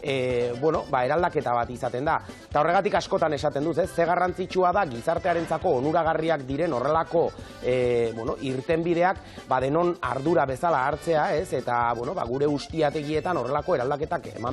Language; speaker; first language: Basque; native; Basque